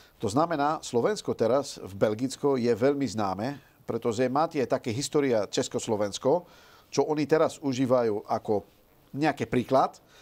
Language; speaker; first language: Slovak; non-native, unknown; Dutch